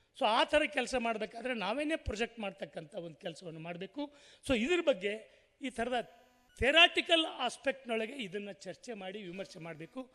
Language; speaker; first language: Kannada; native; Kannada